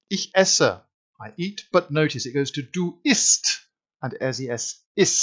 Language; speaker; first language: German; non-native, fluent; English